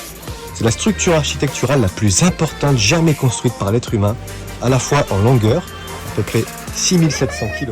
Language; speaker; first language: French; native; French